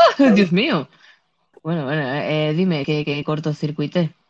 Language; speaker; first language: Spanish; native; Spanish